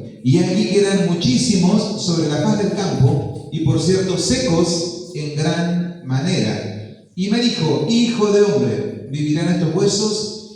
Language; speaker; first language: Spanish; native; Spanish